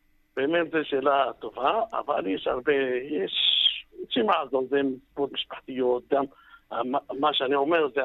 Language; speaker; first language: Hebrew; non-native, fluent; Arabic